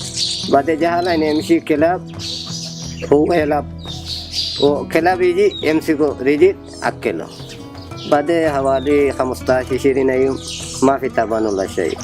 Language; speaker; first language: Arabic; non-native, learner; Bangla